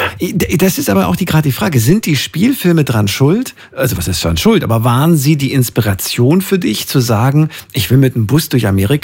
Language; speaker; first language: German; native; German